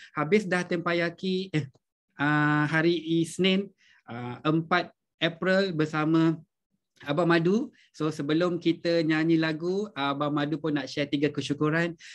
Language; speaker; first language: Malay; native; Malay